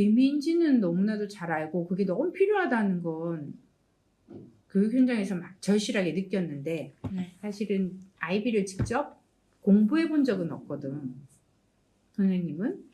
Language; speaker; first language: Korean; native; Korean